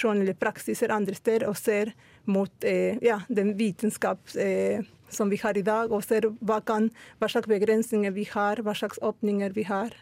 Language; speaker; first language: Norwegian; non-native, fluent; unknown